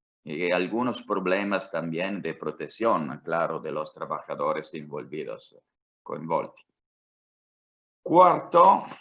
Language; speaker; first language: Spanish; non-native, fluent; Italian